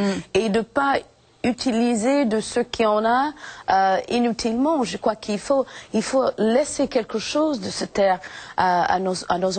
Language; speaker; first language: French; non-native, fluent; English